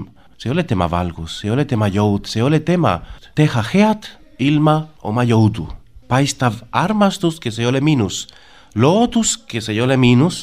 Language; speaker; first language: Estonian; non-native, learner; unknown